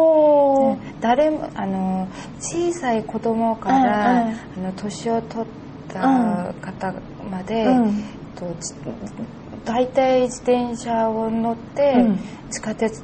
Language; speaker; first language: Japanese; non-native, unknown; Korean